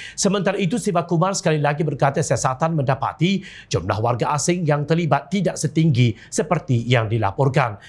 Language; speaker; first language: Malay; native; Malay